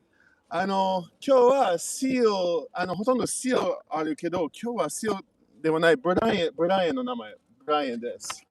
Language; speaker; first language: Japanese; non-native, learner; English